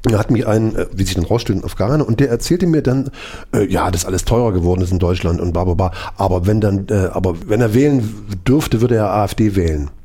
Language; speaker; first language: German; native; German